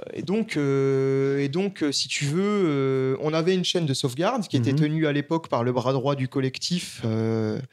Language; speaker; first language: French; native; French